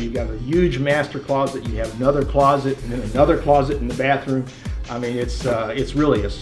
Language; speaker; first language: English; native; English